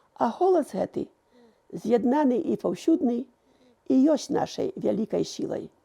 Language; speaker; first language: Belarusian; early bilingual, heritage; Belarusian